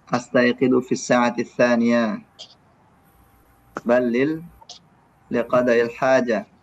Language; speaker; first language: Arabic; non-native, fluent; Indonesian